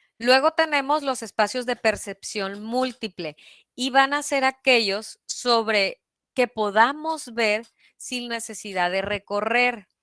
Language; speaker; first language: Spanish; native; Spanish